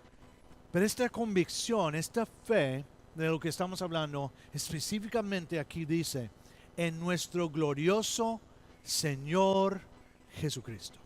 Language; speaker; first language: Spanish; non-native, fluent; English